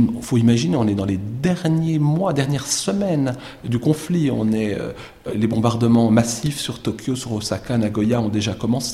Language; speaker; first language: French; native; French